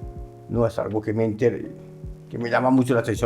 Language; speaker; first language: Spanish; non-native, learner; French